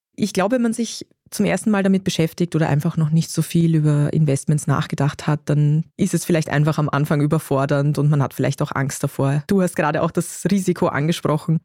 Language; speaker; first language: German; native; German